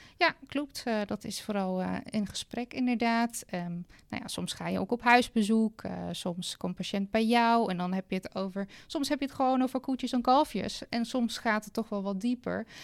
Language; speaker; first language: Dutch; non-native, fluent; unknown